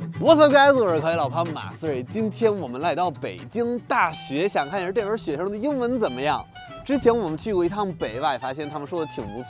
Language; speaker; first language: Chinese; non-native, fluent; English